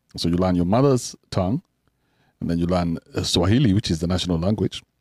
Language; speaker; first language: English; non-native, local second language; Kikuyu